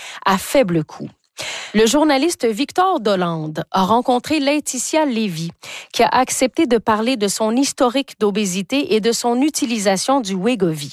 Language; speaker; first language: French; native; French